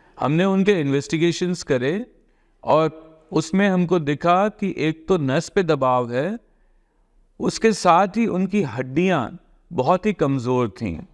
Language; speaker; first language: Hindi; native; Hindi